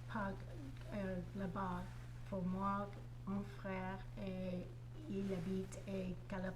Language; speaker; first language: French; non-native, learner; English